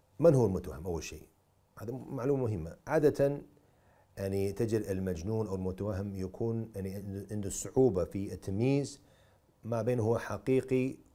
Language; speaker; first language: Arabic; non-native, fluent; English